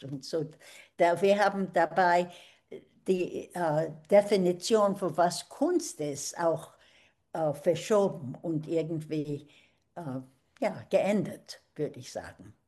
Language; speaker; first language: German; early bilingual, heritage; German